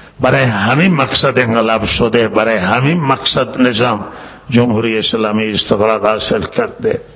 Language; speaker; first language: Persian; non-native, local second language; Baluchi